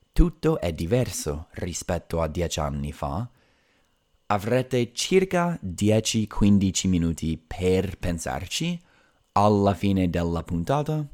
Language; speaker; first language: Italian; non-native, fluent; English